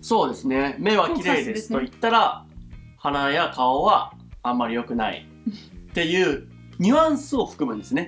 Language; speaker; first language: Japanese; native; Japanese